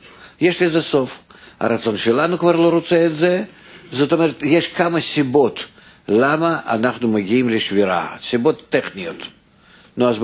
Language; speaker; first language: Hebrew; non-native, fluent; Russian